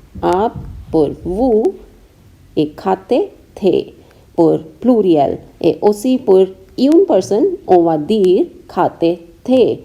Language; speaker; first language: French; non-native, fluent; Hindi